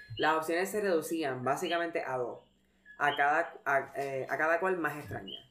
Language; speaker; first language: Spanish; early bilingual, heritage; Spanish